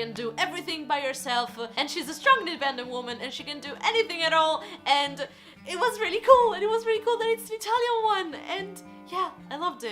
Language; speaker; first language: English; non-native, fluent; Italian